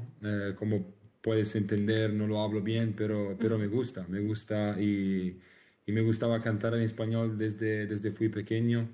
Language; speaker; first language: Spanish; non-native, learner; Italian